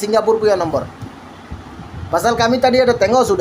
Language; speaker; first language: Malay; non-native, learner; Bangla